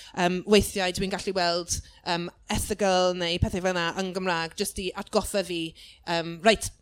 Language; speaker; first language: Welsh; non-native, learner; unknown